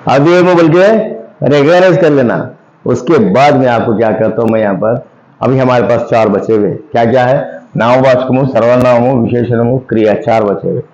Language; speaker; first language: Hindi; non-native, local second language; Telugu